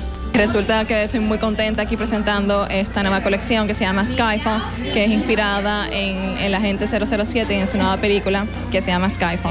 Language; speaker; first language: Spanish; native; Spanish